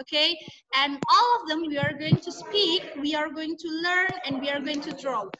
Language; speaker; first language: English; non-native, fluent; Indonesian